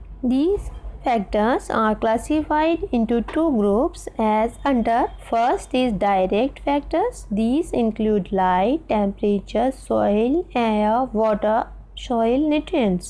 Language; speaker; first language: English; non-native, local second language; Hindi